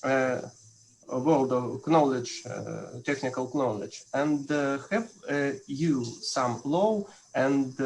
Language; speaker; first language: English; non-native, learner; Russian